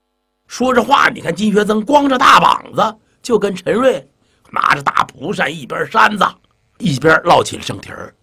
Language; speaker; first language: Chinese; native; Chinese